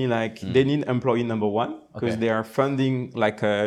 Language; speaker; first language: English; non-native, fluent; French